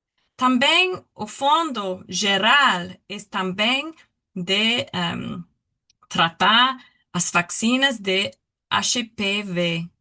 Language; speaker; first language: Portuguese; non-native, learner; English